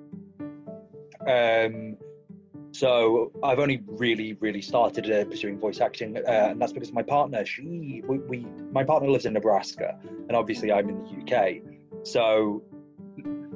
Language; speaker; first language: English; native; English